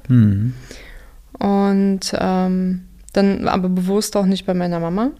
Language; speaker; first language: German; non-native, local second language; Russian